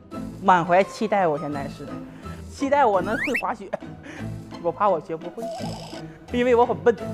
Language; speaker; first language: Chinese; non-native, local second language; Cantonese